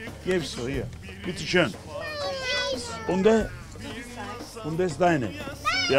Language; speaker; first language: German; non-native, learner; Turkish